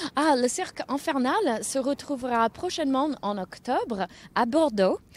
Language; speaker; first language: French; non-native, fluent; English